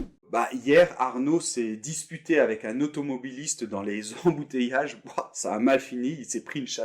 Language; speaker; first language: French; native; French